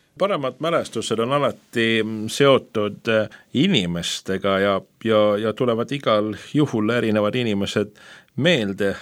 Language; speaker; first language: Estonian; non-native, fluent; Swedish